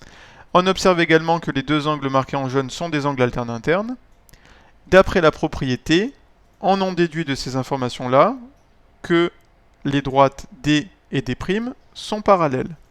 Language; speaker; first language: French; native; French